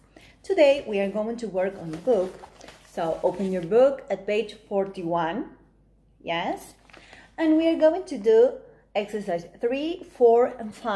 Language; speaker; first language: English; non-native, fluent; Spanish